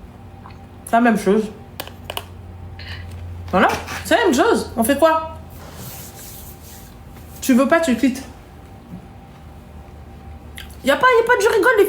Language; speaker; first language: French; native; French